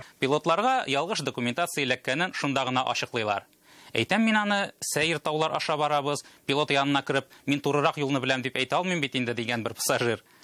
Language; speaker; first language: Tatar; native; Tatar